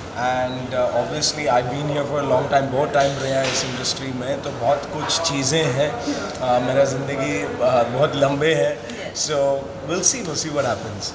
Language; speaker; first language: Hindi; non-native, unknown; English